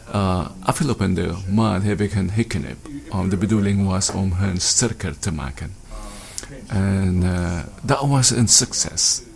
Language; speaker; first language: Dutch; non-native, learner; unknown